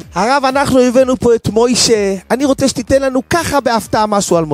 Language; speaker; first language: Hebrew; native; Hebrew